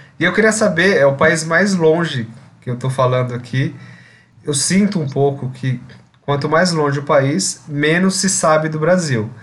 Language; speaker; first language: Portuguese; native; Portuguese